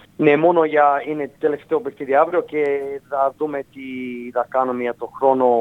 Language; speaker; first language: Greek; early bilingual, heritage; Greek